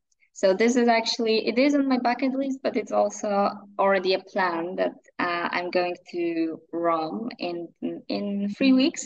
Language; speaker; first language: English; non-native, fluent; Polish